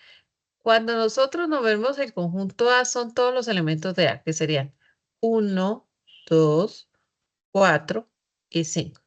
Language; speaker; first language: Spanish; native; Spanish